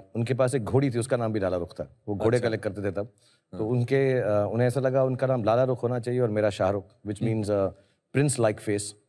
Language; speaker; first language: Hindi; native; Hindi